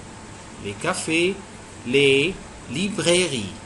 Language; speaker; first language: French; non-native, fluent; Arabic